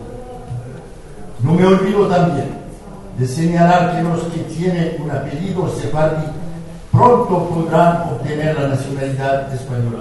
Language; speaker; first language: Spanish; non-native, fluent; French